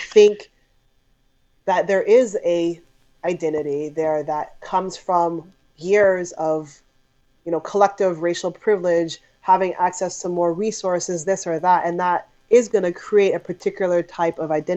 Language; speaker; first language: English; native; English